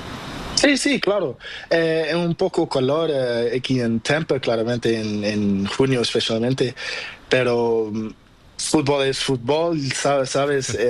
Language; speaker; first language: Spanish; non-native, learner; Portuguese